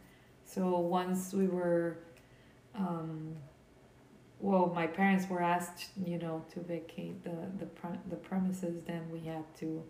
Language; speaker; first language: English; early bilingual, other home language; Spanish